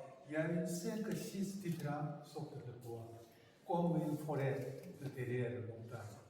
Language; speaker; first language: French; non-native, fluent; Korean